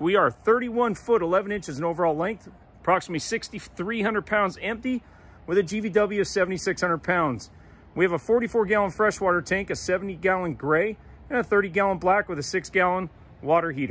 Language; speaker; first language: English; native; English